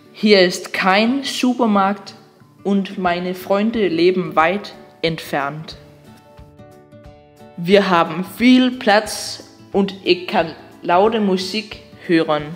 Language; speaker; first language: German; non-native, learner; Danish